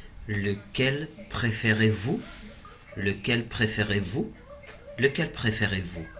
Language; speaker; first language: French; non-native, fluent; Arabic